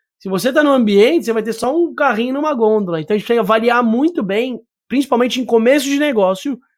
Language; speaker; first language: Portuguese; native; Portuguese